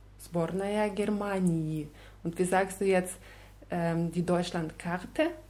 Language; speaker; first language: German; non-native, fluent; Russian